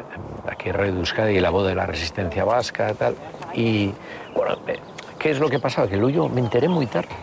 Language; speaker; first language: Spanish; native; Spanish